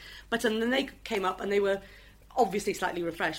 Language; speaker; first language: English; native; English